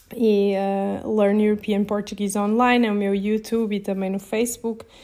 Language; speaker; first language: Portuguese; native; Portuguese